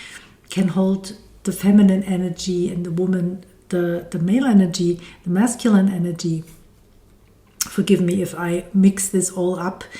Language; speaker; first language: English; non-native, fluent; German